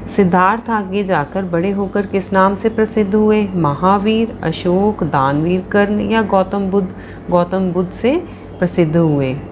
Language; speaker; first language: Hindi; non-native, local second language; Punjabi